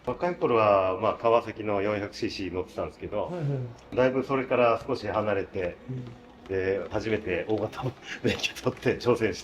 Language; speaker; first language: Japanese; native; Japanese